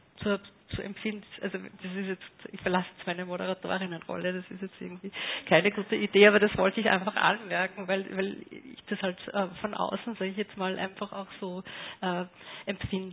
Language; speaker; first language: German; native; German